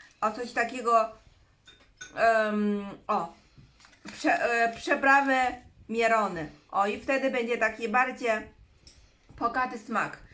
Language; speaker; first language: Polish; non-native, learner; Chinese